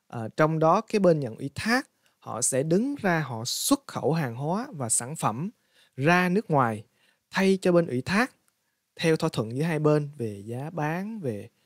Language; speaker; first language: Vietnamese; native; Vietnamese